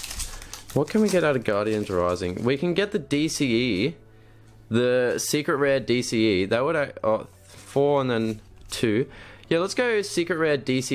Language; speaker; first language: English; native; English